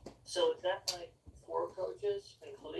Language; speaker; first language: English; native; English